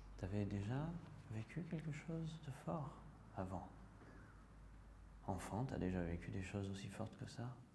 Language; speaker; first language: French; native; French